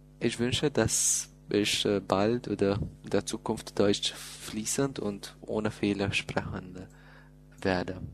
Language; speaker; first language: German; non-native, fluent; Albanian